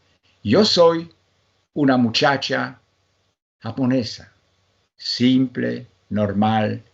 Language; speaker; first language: Spanish; non-native, fluent; Polish